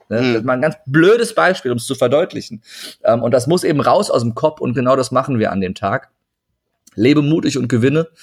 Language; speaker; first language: German; early bilingual, other home language; Turkish